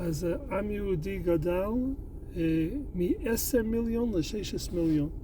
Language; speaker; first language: Hebrew; non-native, fluent; English